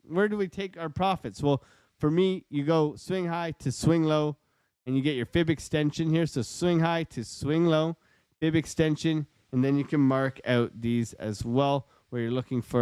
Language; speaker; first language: English; native; English